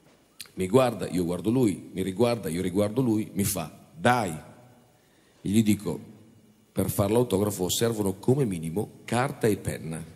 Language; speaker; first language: Italian; native; Italian